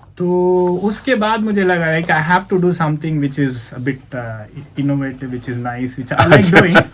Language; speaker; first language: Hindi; non-native, local second language; Telugu